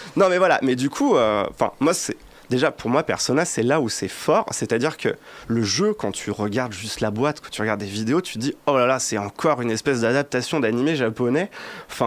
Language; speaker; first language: French; native; French